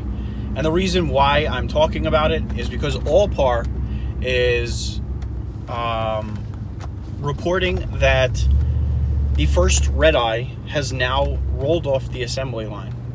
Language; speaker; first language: English; native; English